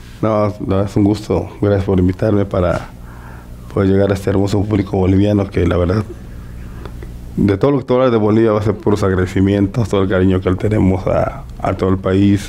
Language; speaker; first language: Spanish; native; Spanish